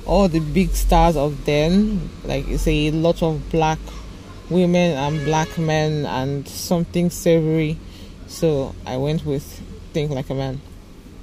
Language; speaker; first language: English; non-native, local second language; Igbo